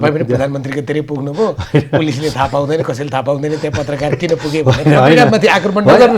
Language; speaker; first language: Nepali; native; Nepali